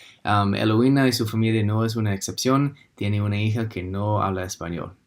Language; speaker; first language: Spanish; non-native, fluent; English